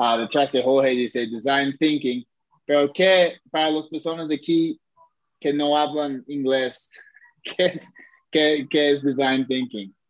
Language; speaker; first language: Spanish; non-native, fluent; English